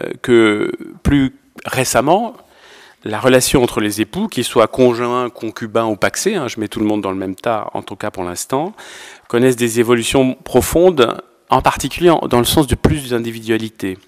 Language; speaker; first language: French; native; French